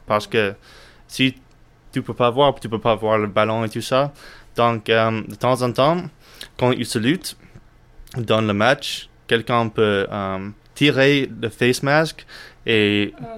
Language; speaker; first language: French; non-native, learner; English